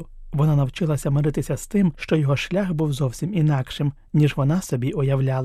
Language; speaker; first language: Ukrainian; native; Ukrainian